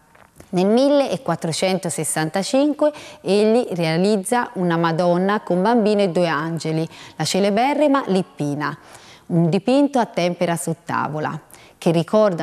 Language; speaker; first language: Italian; native; Italian